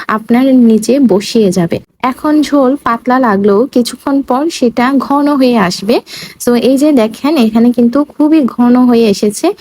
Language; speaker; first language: Bangla; native; Bangla